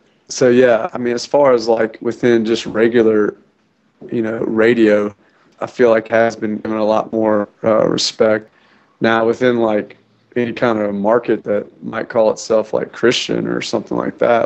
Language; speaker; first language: English; native; English